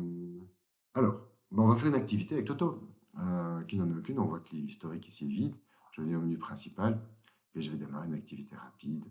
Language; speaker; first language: French; native; French